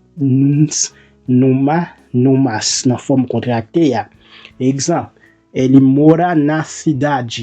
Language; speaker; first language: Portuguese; non-native, fluent; Haitian Creole